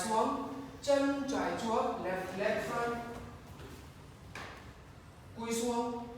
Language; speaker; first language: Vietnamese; non-native, learner; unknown